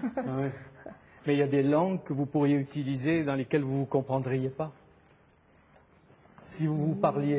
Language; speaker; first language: French; native; French